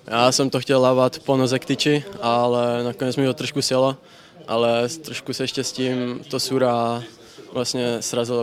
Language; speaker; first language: Czech; native; Czech